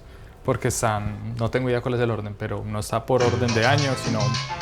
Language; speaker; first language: Spanish; native; Spanish